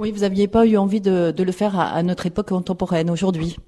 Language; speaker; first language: French; native; French